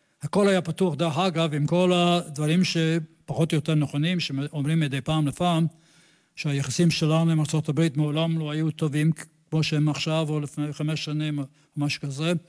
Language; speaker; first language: Hebrew; non-native, fluent; English